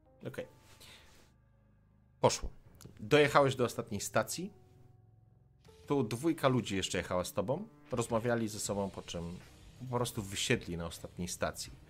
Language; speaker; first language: Polish; native; Polish